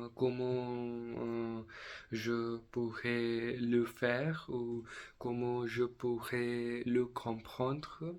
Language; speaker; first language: French; non-native, learner; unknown